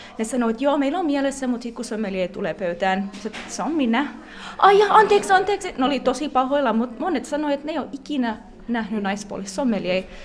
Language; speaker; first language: Finnish; non-native, fluent; English